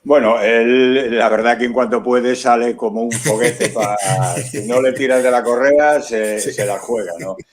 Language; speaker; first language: Spanish; native; Spanish